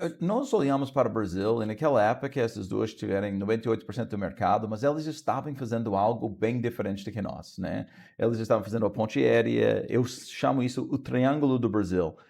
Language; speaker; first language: Portuguese; non-native, fluent; English